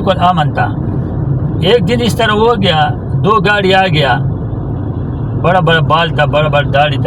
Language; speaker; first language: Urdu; non-native, local second language; Pashto